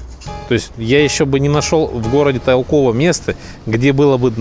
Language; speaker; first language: Russian; native; Russian